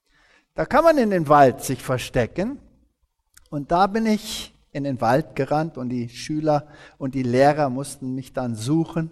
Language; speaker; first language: German; early bilingual, heritage; German